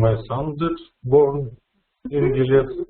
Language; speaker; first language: English; non-native, learner; Russian